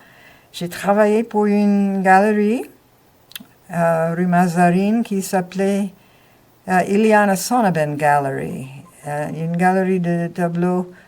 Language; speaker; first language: French; non-native, fluent; English